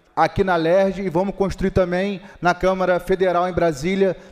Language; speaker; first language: Portuguese; native; Portuguese